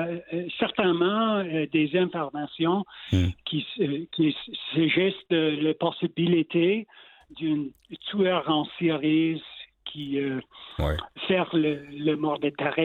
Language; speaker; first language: French; non-native, local second language; English